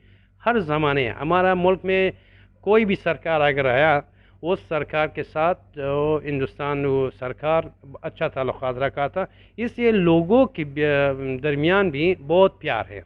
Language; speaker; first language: Hindi; non-native, learner; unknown